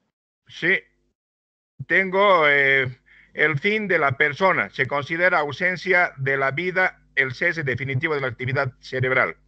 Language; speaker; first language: Spanish; native; Spanish